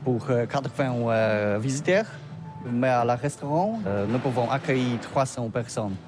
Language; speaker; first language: French; non-native, learner; Polish